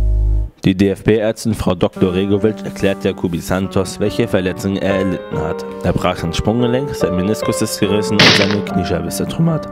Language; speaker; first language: German; native; German